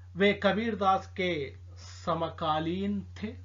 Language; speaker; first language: Hindi; non-native, local second language; Telugu